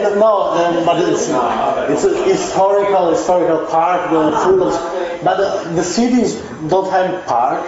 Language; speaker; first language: English; non-native, learner; Italian